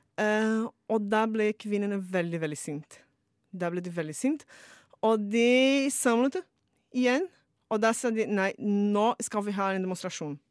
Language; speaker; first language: Norwegian; non-native, fluent; Portuguese